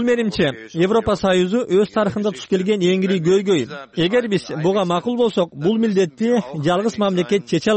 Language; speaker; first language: Kyrgyz; native; Kyrgyz